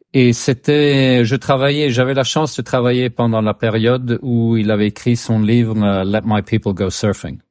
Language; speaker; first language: French; non-native, fluent; Swedish